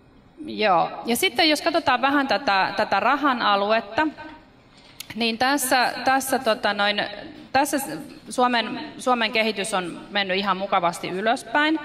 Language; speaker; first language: Finnish; native; Finnish